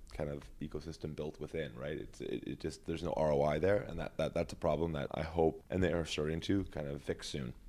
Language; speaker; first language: English; native; English